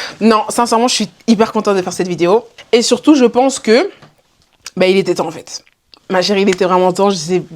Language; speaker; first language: French; native; French